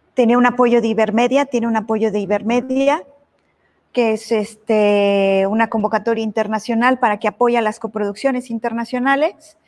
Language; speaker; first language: Spanish; native; Spanish